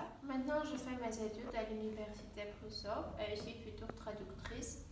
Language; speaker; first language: French; non-native, fluent; Armenian